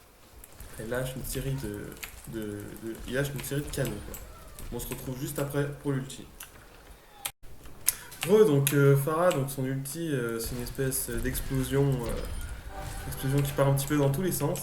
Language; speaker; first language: French; native; French